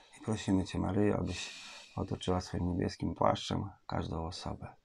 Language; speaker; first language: Polish; native; Polish